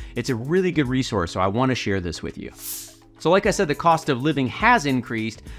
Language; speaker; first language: English; native; English